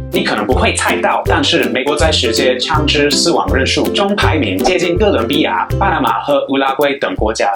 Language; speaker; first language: Chinese; non-native, fluent; English